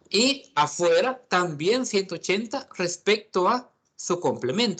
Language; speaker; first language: Spanish; native; Spanish